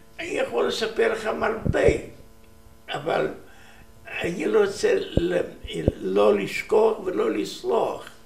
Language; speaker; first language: Hebrew; non-native, learner; Romanian